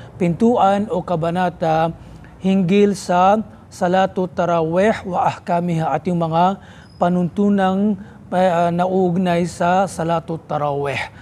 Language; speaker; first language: Filipino; non-native, local second language; Maranao